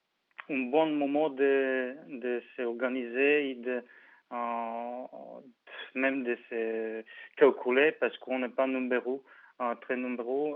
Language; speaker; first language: French; non-native, fluent; Bulgarian